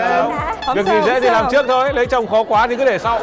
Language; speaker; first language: Vietnamese; native; Vietnamese